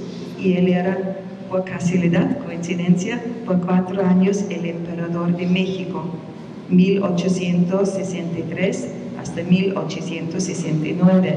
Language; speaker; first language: Spanish; non-native, fluent; German